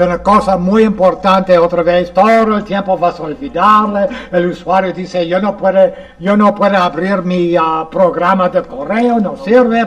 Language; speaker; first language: Spanish; non-native, fluent; English